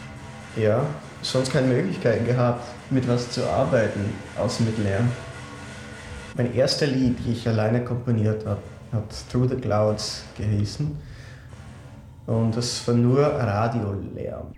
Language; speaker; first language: German; non-native, fluent; English